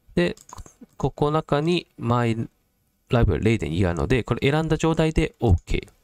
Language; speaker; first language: Japanese; non-native, fluent; Cantonese